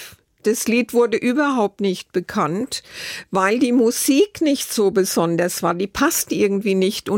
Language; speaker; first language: German; native; German